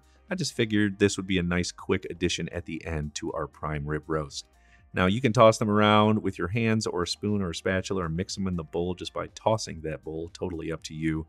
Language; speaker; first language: English; native; English